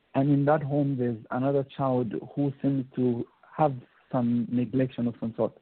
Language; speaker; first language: English; non-native, local second language; Bemba